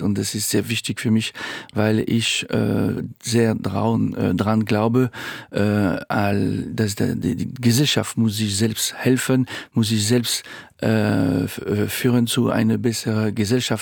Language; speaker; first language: German; non-native, fluent; French